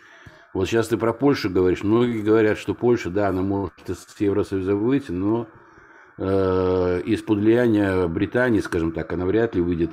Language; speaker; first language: Russian; native; Russian